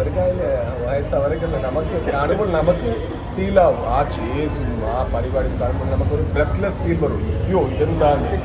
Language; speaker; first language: Malayalam; non-native, local second language; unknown